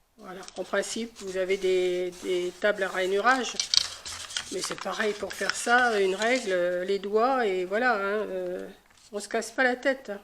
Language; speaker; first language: French; native; French